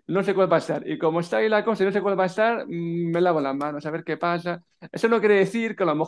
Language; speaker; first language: Spanish; native; Spanish